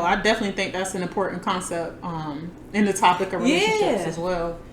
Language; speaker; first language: English; native; English